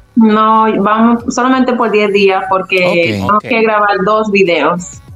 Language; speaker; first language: Spanish; early bilingual, other home language; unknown